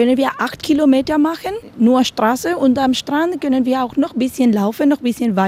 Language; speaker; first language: German; non-native, learner; Spanish